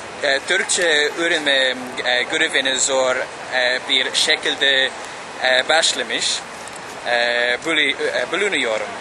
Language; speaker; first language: Turkish; non-native, learner; English